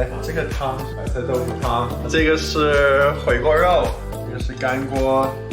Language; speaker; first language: Chinese; non-native, fluent; English